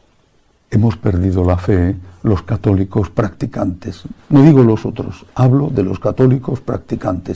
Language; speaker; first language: Spanish; native; Spanish